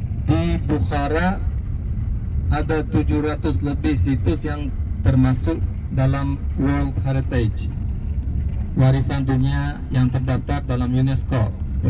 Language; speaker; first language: Indonesian; non-native, fluent; Uzbek